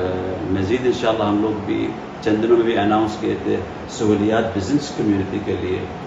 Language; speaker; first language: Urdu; non-native, fluent; Arabic